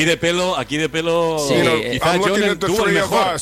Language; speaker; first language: Spanish; native; Spanish